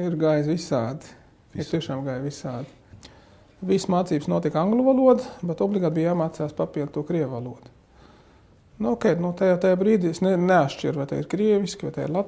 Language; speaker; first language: Latvian; non-native, fluent; Arabic